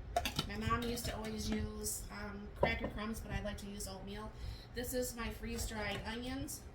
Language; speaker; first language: English; native; English